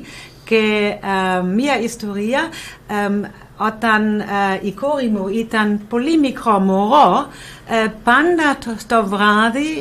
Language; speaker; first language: Greek; non-native, learner; German